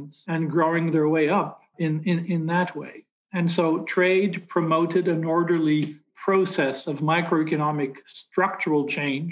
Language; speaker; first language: English; native; English